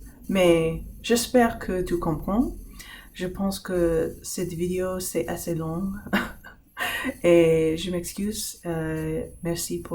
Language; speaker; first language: French; non-native, fluent; English